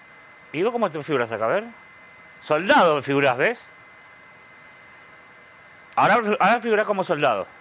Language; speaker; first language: Spanish; native; Spanish